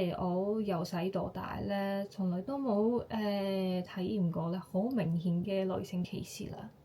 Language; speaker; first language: Cantonese; non-native, fluent; Japanese